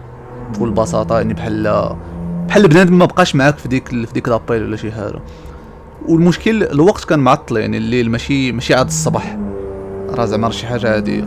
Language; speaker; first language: Arabic; native; Arabic